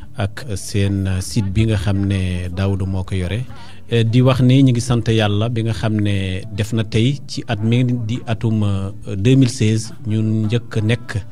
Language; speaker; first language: Wolof; non-native, local second language; Fula